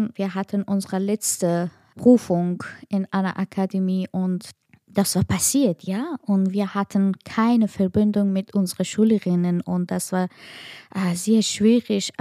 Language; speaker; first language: German; non-native, learner; Persian